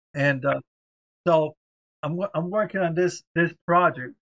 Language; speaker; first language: English; early bilingual, other home language; Spanish